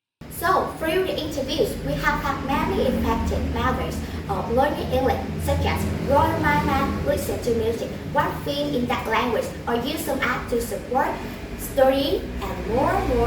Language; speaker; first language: English; non-native, learner; Vietnamese